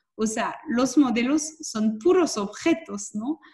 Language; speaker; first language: Spanish; non-native, fluent; French